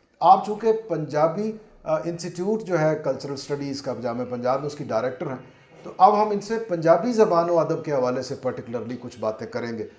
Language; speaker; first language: Urdu; non-native, local second language; Punjabi